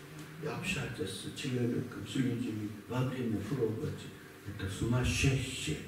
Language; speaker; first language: Russian; non-native, learner; Korean